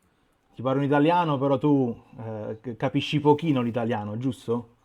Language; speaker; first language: Italian; native; Italian